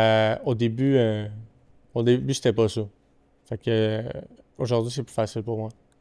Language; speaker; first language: French; native; French